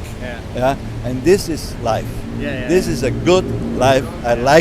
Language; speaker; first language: English; non-native, learner; German